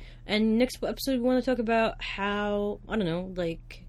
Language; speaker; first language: English; non-native, fluent; Arabic